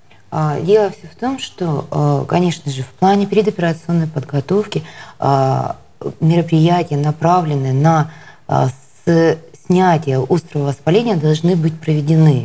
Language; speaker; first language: Russian; native; Russian